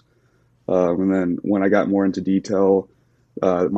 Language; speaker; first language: English; native; English